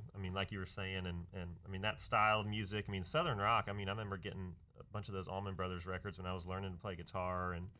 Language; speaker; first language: English; native; English